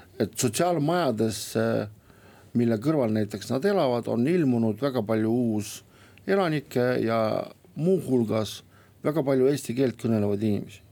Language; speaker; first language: Estonian; non-native, local second language; Russian